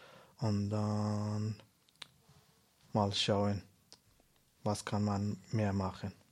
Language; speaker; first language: German; non-native, learner; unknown